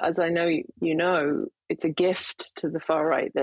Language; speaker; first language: English; native; English